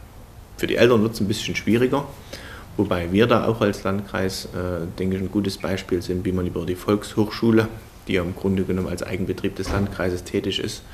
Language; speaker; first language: German; native; German